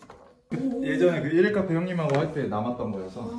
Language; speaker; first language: Korean; native; Korean